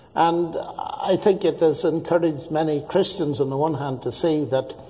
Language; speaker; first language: English; native; English